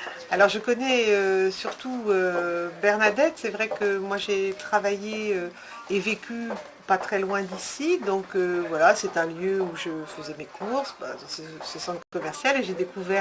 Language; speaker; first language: French; native; French